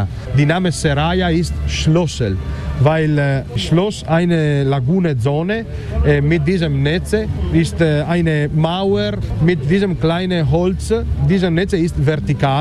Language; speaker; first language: German; non-native, learner; Italian